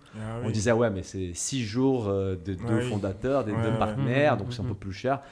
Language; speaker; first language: French; non-native, fluent; Portuguese